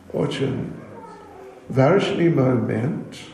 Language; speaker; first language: Russian; non-native, learner; English